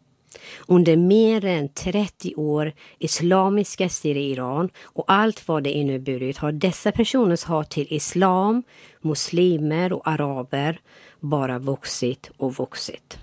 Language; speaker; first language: Swedish; non-native, fluent; Persian